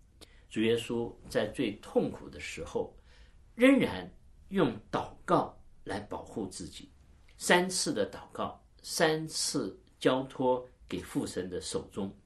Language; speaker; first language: Chinese; native; Chinese